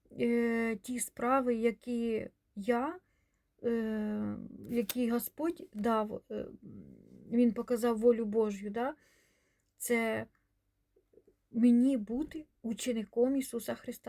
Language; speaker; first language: Ukrainian; non-native, local second language; Russian